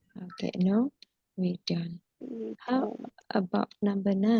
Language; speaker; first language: English; non-native, fluent; Indonesian